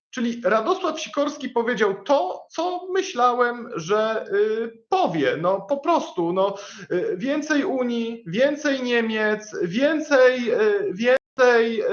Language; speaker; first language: Polish; native; Polish